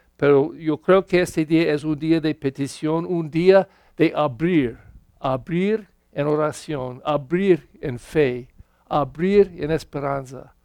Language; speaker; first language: Spanish; non-native, learner; English